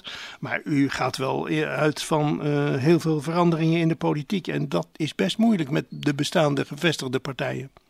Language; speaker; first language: Dutch; native; Dutch